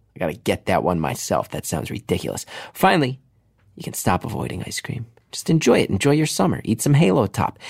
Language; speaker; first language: English; native; English